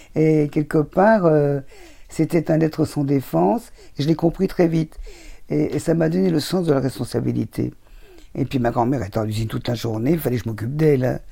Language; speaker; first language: French; native; French